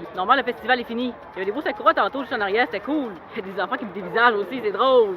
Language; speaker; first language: French; native; French